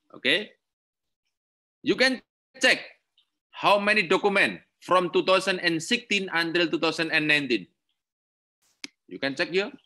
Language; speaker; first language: English; non-native, learner; Indonesian